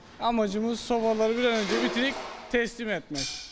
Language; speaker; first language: Turkish; native; Turkish